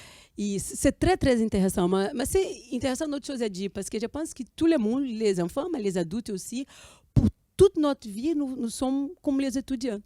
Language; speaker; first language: French; non-native, fluent; Portuguese